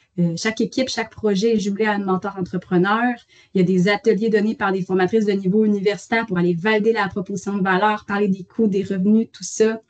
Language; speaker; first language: French; native; French